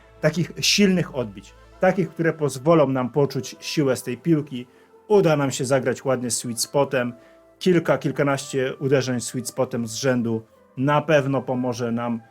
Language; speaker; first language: Polish; native; Polish